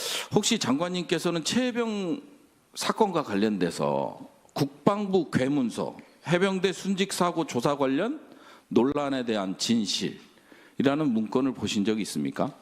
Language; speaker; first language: Korean; native; Korean